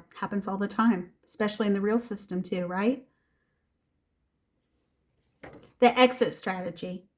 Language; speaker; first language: English; native; English